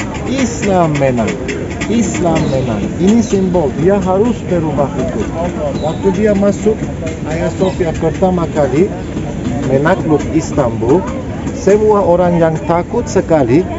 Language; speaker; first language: Indonesian; non-native, learner; Turkish